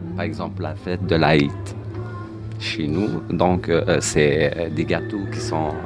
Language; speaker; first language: French; non-native, local second language; Arabic